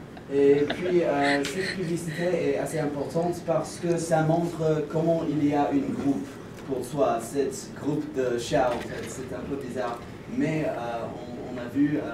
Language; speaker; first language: French; non-native, learner; English